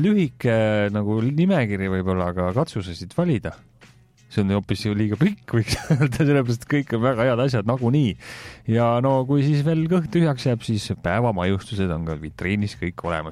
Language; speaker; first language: Estonian; native; Estonian